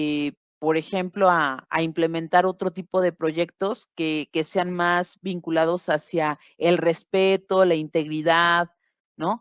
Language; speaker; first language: Spanish; native; Spanish